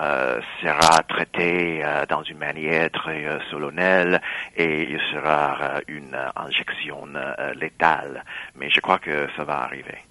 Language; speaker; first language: French; non-native, fluent; English